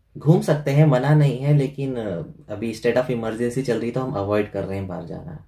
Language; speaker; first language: Hindi; native; Hindi